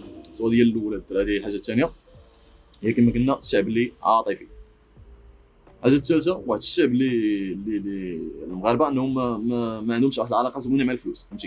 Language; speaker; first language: Arabic; native; Arabic